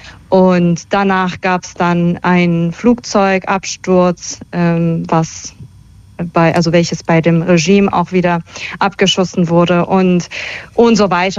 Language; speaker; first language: German; early bilingual, other home language; Persian